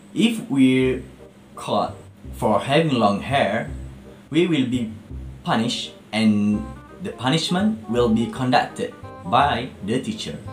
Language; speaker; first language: English; non-native, local second language; Malay